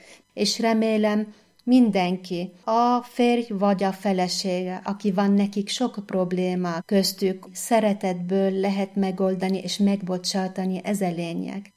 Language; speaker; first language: Hungarian; non-native, fluent; Arabic